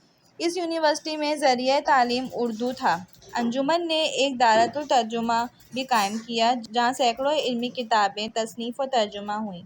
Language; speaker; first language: Urdu; native; Urdu